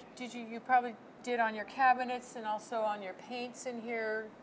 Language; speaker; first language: English; native; English